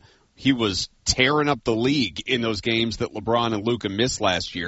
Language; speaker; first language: English; native; English